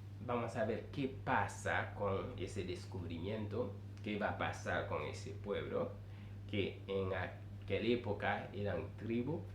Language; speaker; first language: Spanish; non-native, fluent; Haitian Creole